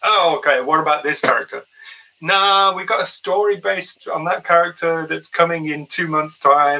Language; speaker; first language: English; native; English